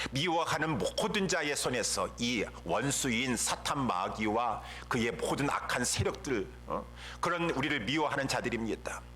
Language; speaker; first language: Korean; native; Korean